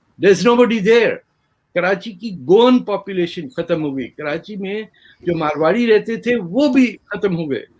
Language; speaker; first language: Urdu; native; Urdu